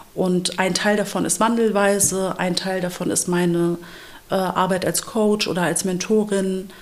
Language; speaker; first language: German; native; German